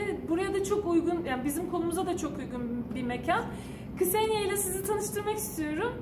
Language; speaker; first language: Turkish; native; Turkish